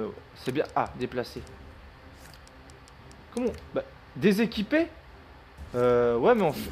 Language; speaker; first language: French; native; French